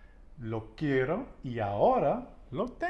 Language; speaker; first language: Spanish; non-native, learner; English